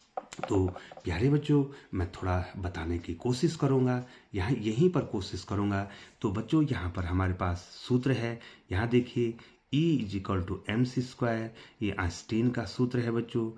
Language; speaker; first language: Hindi; native; Hindi